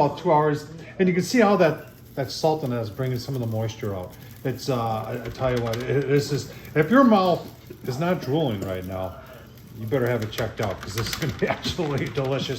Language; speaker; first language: English; native; English